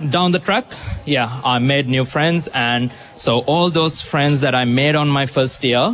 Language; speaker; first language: English; non-native, local second language; Sinhala